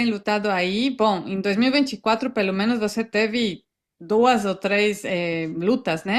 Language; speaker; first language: Portuguese; non-native, fluent; Spanish